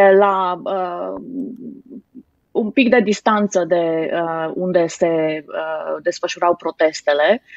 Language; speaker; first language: Romanian; native; Romanian